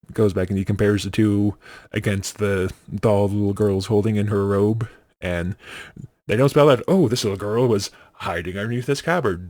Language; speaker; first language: English; native; English